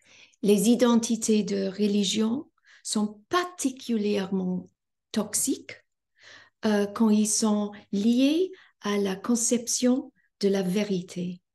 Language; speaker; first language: French; non-native, fluent; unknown